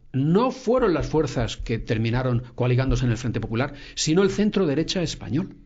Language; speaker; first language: Spanish; native; Spanish